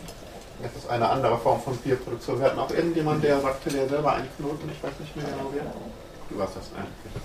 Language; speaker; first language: German; native; German